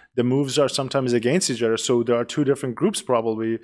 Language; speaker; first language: English; non-native, fluent; Persian